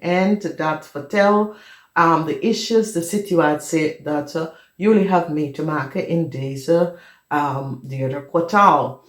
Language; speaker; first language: Dutch; non-native, fluent; English